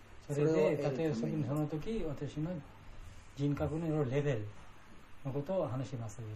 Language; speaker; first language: Japanese; non-native, learner; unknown